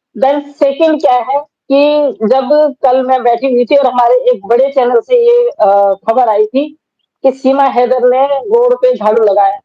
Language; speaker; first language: Hindi; native; Hindi